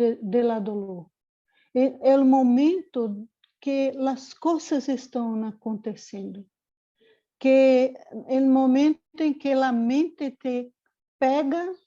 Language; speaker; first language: Spanish; non-native, learner; Portuguese